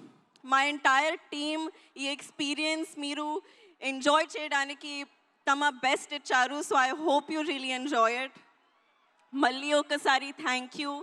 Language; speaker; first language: Telugu; non-native, learner; Hindi